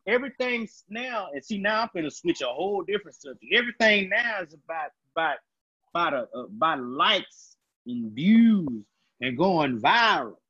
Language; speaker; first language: English; native; English